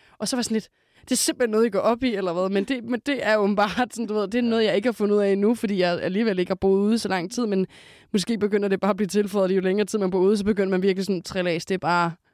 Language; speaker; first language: Danish; native; Danish